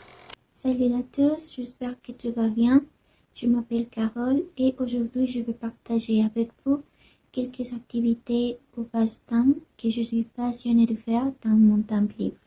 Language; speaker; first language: French; non-native, learner; Spanish